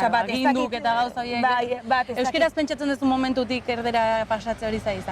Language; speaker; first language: Basque; native; Basque